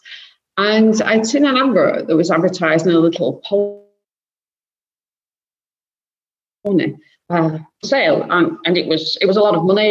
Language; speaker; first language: English; native; English